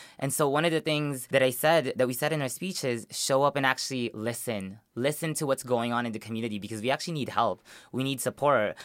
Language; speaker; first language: English; early bilingual, other home language; Filipino